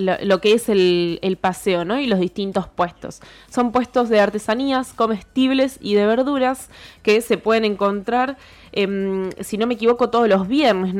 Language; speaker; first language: Spanish; native; Spanish